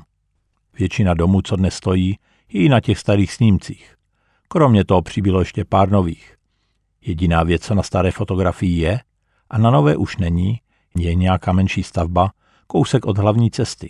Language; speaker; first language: Czech; native; Czech